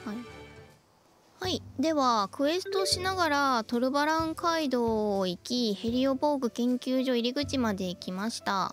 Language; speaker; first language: Japanese; native; Japanese